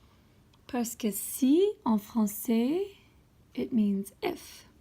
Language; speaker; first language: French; non-native, fluent; English